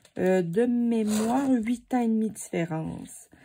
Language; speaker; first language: French; native; French